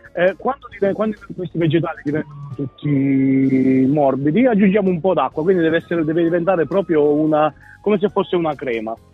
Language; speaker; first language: Italian; native; Italian